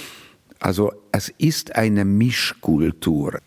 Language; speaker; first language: German; non-native, fluent; Hungarian